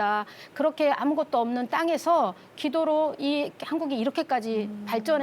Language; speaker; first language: Korean; native; Korean